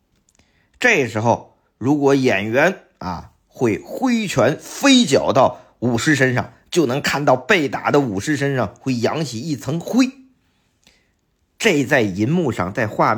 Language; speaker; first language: Chinese; native; Chinese